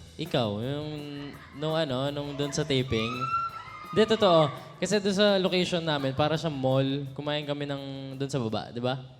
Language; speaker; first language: Filipino; native; Filipino